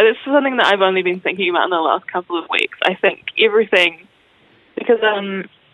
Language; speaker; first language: English; native; English